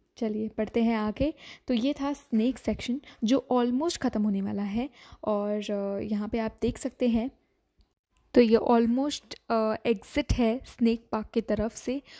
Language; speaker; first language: Hindi; native; Hindi